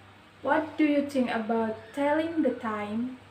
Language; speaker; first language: English; non-native, learner; Indonesian